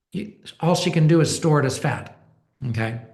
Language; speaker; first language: English; native; English